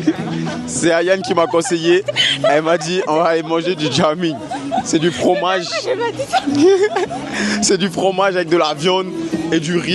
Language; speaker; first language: French; native; French